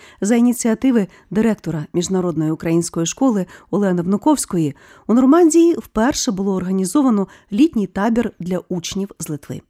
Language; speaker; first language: Ukrainian; native; Ukrainian